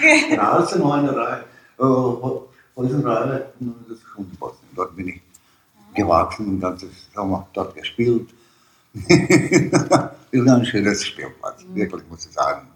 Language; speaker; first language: German; non-native, learner; Bosnian